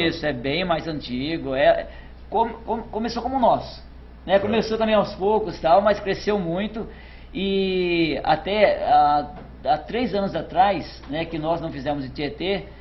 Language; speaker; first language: Portuguese; native; Portuguese